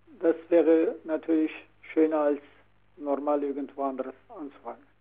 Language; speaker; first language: German; non-native, learner; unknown